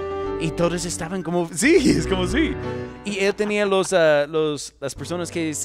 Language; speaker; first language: Spanish; non-native, fluent; English